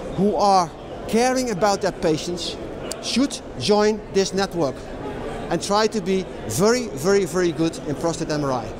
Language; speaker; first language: English; non-native, fluent; Dutch